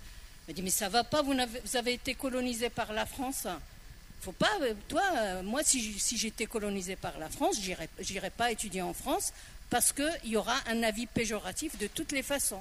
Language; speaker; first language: French; non-native, local second language; Arabic